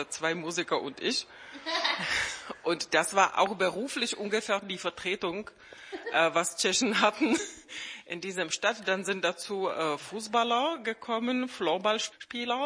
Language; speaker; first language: German; non-native, fluent; Czech